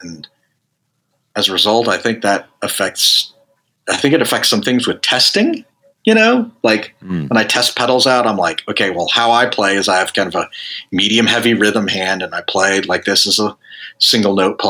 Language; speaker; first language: English; native; English